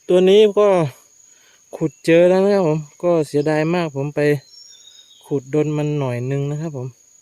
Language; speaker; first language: Thai; native; Thai